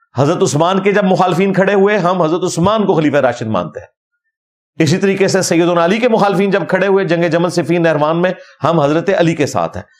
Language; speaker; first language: Urdu; non-native, local second language; Punjabi